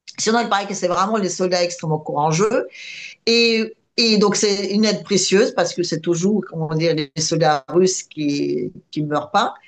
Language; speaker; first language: French; non-native, fluent; Russian